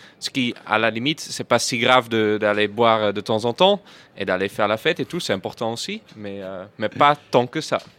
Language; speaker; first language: French; non-native, fluent; Dutch